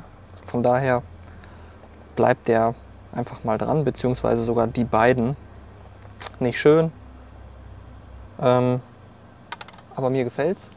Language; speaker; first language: German; native; German